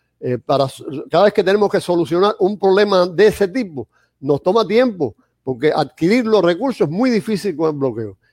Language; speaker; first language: Spanish; native; Spanish